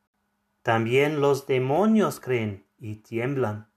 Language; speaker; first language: Spanish; non-native, fluent; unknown